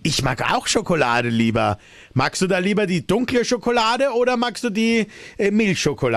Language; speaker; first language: German; native; German